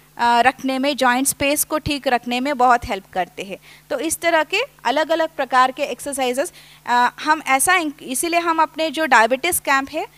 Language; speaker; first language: Hindi; non-native, local second language; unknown